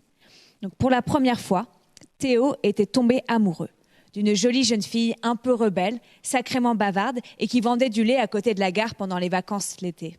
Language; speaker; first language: French; native; French